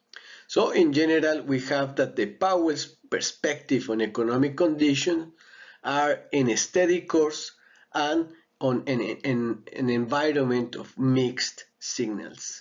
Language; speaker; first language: English; non-native, fluent; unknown